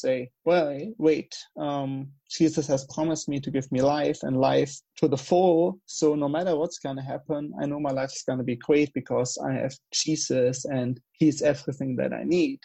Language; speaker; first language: English; non-native, fluent; German